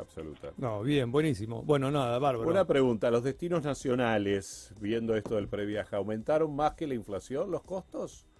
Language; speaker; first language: Spanish; native; Spanish